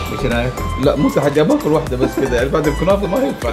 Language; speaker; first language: Arabic; native; Arabic